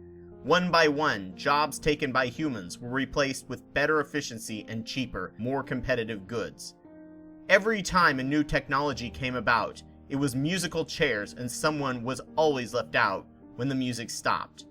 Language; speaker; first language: English; native; English